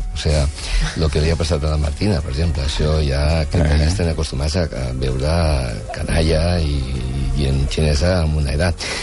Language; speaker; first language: Catalan; early bilingual, other home language; Chinese